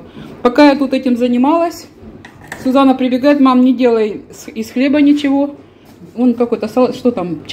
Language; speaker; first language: Russian; native; Russian